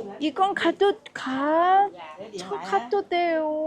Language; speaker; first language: Korean; non-native, learner; Vietnamese